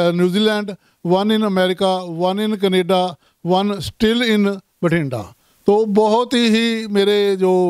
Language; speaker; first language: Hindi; non-native, local second language; Punjabi